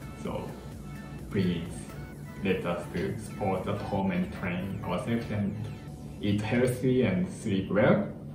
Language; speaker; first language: English; non-native, fluent; Japanese